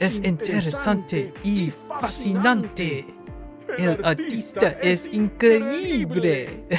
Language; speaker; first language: Spanish; non-native, learner; English